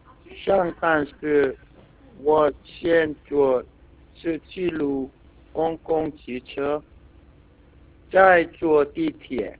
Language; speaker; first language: Chinese; non-native, learner; Korean